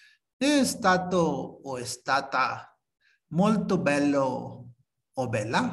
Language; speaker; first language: Italian; non-native, fluent; Spanish